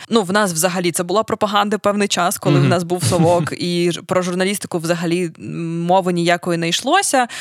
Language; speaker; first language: Ukrainian; native; Ukrainian